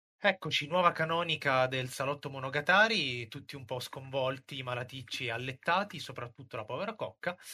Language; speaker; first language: Italian; native; Italian